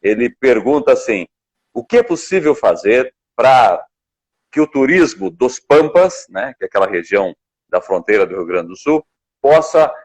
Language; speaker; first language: Portuguese; native; Portuguese